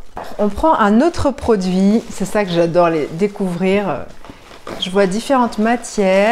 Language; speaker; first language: French; native; French